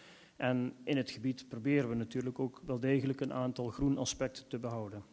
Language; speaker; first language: Dutch; native; Dutch